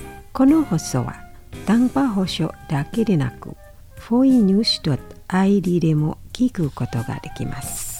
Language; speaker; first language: Japanese; non-native, fluent; Indonesian